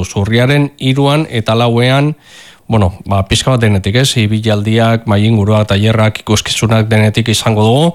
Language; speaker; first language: Basque; native; Basque